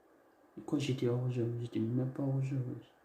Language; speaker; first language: French; non-native, learner; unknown